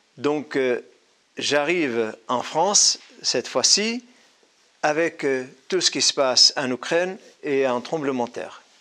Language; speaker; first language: French; non-native, fluent; Arabic